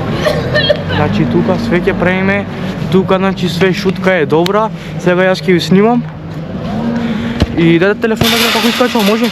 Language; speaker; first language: Macedonian; non-native, local second language; Romany